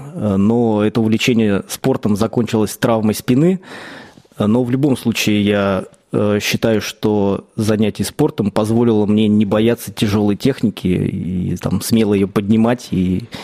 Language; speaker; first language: Russian; native; Russian